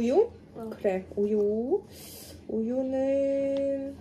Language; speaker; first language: Korean; non-native, learner; Russian